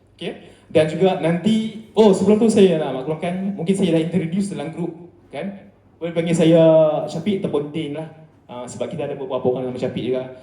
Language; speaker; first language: Malay; native; Malay